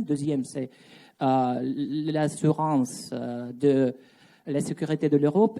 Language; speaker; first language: French; non-native, fluent; Russian